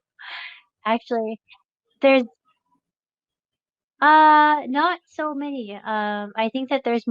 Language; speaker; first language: English; non-native, local second language; French